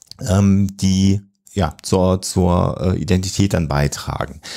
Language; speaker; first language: German; native; German